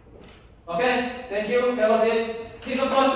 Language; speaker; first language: English; non-native, learner; Indonesian